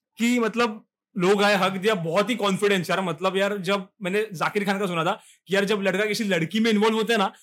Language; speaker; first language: Hindi; non-native, local second language; Marathi